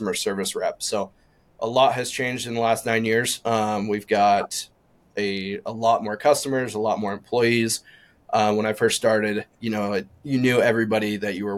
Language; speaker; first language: English; native; English